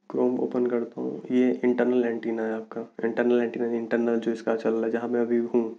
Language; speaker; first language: Hindi; native; Hindi